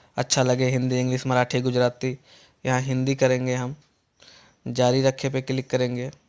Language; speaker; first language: Hindi; native; Hindi